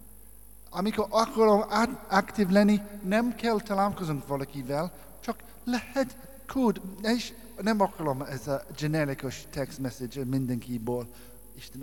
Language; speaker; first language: Hungarian; non-native, learner; English